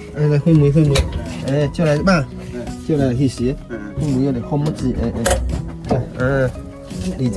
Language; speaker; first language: Chinese; native; Chinese